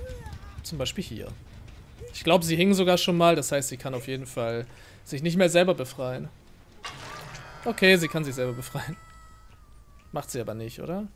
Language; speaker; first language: German; native; German